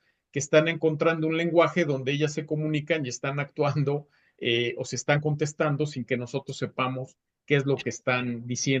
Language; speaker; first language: Spanish; native; Spanish